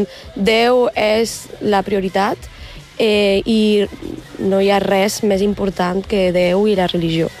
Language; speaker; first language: Catalan; early bilingual, other home language; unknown